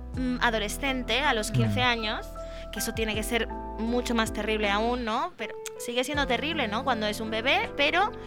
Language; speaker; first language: Spanish; early bilingual, other home language; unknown